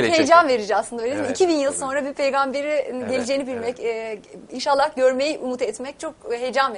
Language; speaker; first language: Turkish; native; Turkish